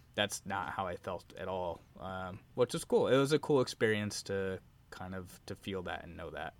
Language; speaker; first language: English; native; English